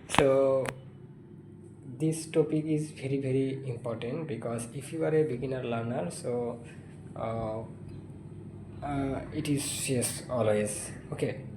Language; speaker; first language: English; non-native, learner; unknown